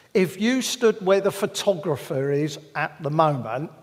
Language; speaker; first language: English; native; English